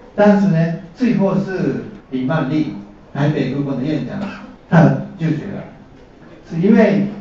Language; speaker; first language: Chinese; non-native, fluent; Japanese